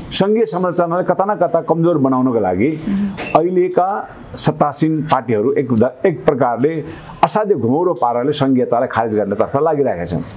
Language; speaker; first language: Nepali; non-native, local second language; Sherpa